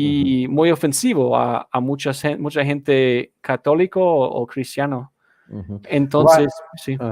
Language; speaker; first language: Spanish; non-native, fluent; English